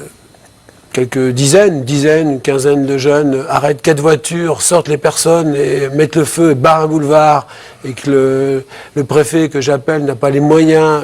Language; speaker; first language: French; native; French